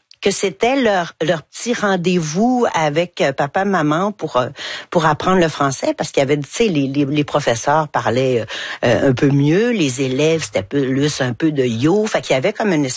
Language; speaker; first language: French; native; French